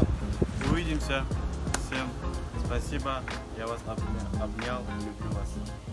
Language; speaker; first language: Russian; non-native, learner; Turkmen